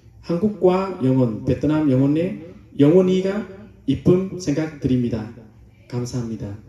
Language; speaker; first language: Korean; non-native, learner; Vietnamese